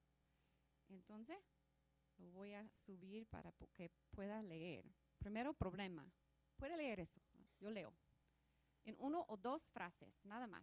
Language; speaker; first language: Spanish; non-native, fluent; English